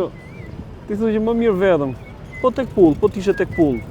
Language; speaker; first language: Albanian; native; Albanian